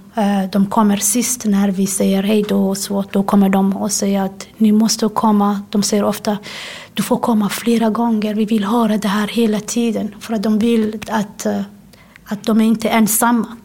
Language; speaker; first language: Swedish; non-native, fluent; Somali